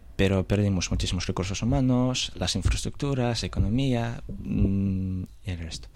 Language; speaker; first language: Spanish; non-native, fluent; Russian